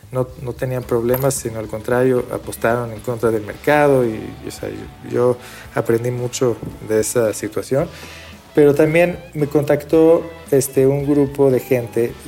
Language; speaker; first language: Spanish; early bilingual, other home language; Hebrew